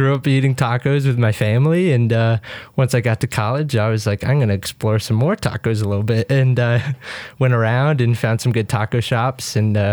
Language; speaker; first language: English; native; English